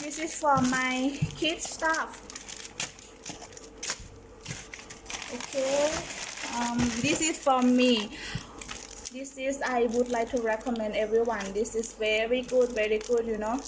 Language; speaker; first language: English; non-native, learner; Thai